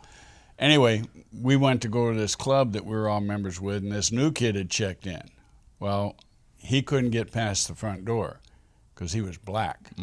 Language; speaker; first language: English; native; English